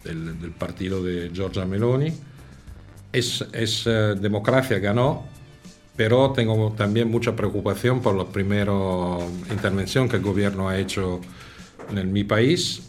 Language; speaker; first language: Spanish; non-native, fluent; Italian